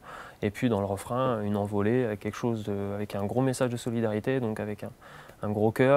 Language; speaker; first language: French; native; French